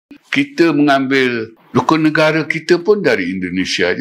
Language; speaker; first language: Malay; native; Malay